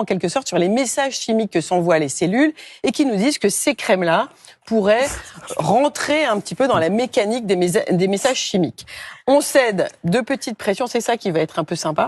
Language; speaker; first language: French; native; French